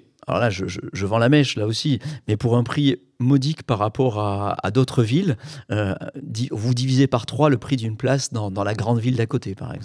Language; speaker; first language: French; native; French